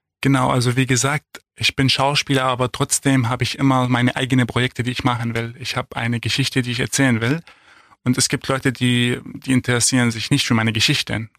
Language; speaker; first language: German; non-native, fluent; Arabic